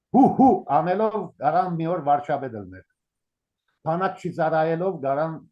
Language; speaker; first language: Armenian; early bilingual, heritage; Armenian